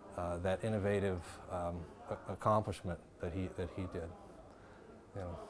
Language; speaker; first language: English; native; English